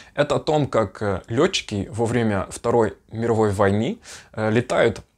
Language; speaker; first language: Russian; non-native, fluent; Dutch